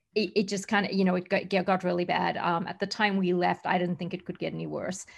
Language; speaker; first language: English; native; English